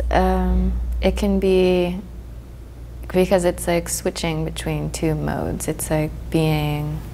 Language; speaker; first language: English; native; English